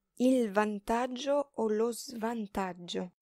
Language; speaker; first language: Italian; non-native, fluent; Arabic